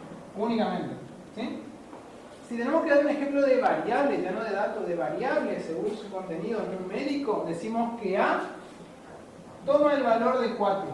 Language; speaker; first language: Spanish; native; Spanish